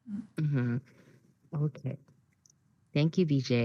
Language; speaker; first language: English; non-native, fluent; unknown